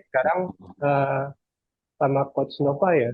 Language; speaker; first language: Indonesian; native; Indonesian